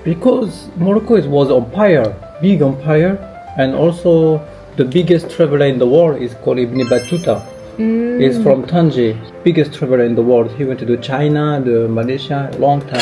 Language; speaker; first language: English; non-native, learner; Arabic